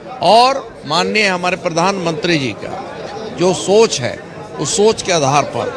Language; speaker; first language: Hindi; native; Hindi